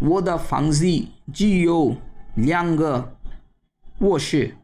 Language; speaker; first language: Chinese; non-native, learner; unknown